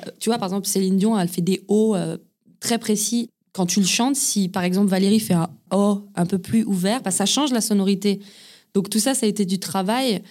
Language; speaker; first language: French; native; French